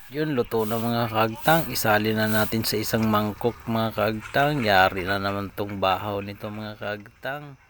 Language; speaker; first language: Filipino; non-native, local second language; Cebuano